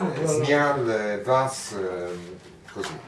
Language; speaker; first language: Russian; non-native, learner; Italian